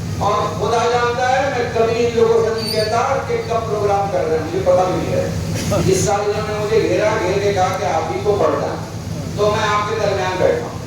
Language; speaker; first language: Urdu; native; Urdu